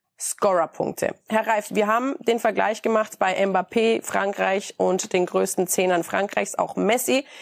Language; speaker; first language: German; native; German